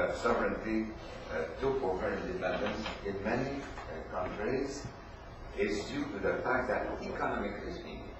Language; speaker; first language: English; non-native, fluent; French